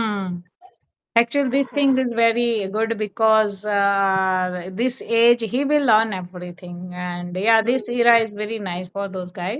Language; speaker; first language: English; non-native, learner; Hindi